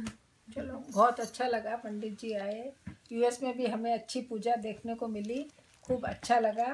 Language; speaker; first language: Hindi; native; Hindi